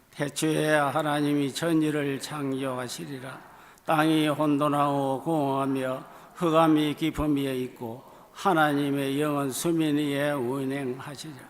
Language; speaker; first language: Korean; native; Korean